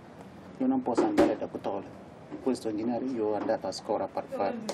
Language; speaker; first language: Italian; non-native, learner; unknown